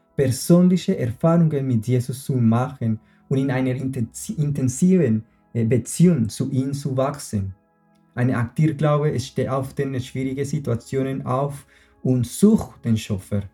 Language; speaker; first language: German; non-native, fluent; Spanish